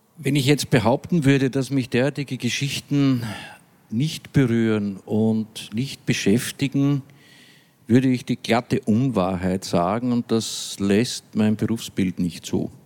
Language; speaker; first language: German; native; German